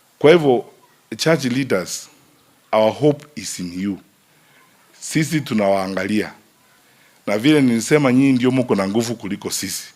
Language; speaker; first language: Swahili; non-native, local second language; Gusii